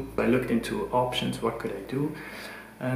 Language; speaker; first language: English; non-native, fluent; Swiss German